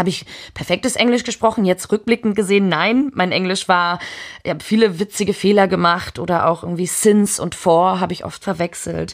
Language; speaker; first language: German; early bilingual, heritage; German